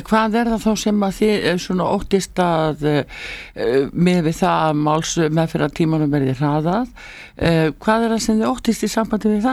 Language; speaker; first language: Icelandic; native; Icelandic